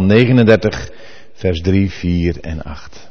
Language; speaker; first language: Dutch; native; Dutch